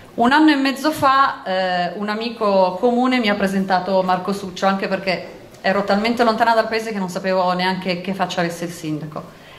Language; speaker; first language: Italian; native; Italian